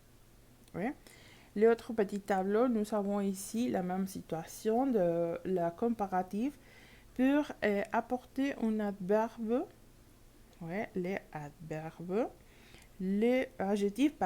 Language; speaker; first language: French; non-native, learner; Spanish